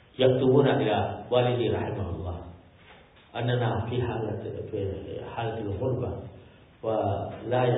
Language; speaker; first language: Arabic; non-native, fluent; Urdu